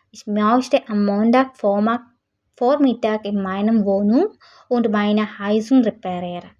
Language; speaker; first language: German; non-native, learner; Malayalam